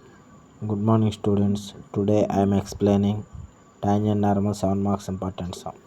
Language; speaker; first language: English; non-native, local second language; Telugu